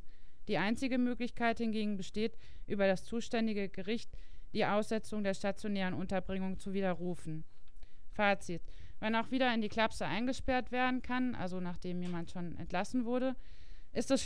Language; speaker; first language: German; native; German